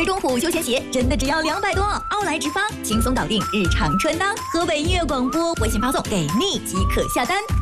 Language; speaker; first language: Chinese; native; Chinese